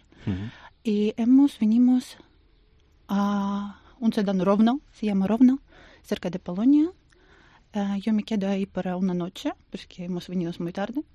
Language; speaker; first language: Spanish; non-native, learner; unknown